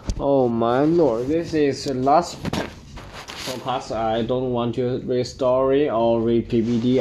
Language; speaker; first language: English; non-native, learner; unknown